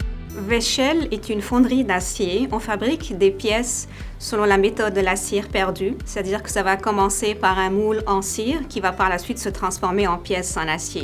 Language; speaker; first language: French; native; French